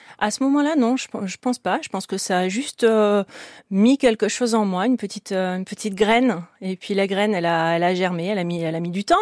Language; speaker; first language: French; native; French